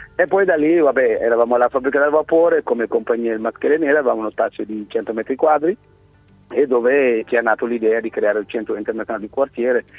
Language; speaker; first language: Italian; non-native, fluent; Wolof